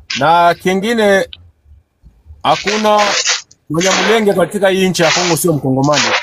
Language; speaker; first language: Swahili; native; Swahili